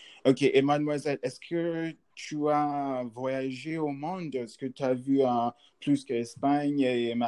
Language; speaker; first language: French; non-native, learner; English